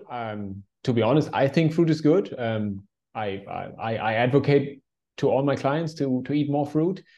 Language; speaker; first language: English; non-native, fluent; German